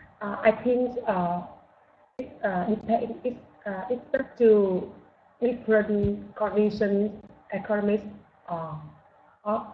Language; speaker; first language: English; non-native, learner; Vietnamese